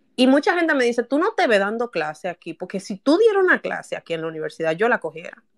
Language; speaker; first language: Spanish; native; Spanish